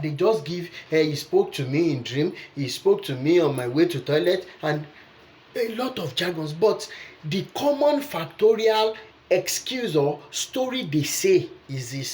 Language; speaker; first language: English; non-native, local second language; Yoruba